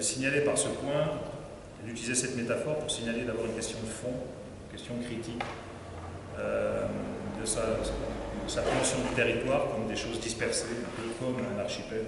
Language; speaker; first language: French; native; French